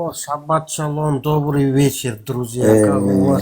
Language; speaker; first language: Russian; non-native, local second language; Kazakh